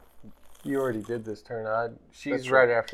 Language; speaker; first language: English; native; English